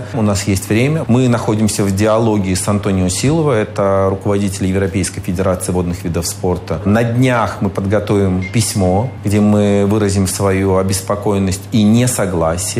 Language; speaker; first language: Russian; native; Russian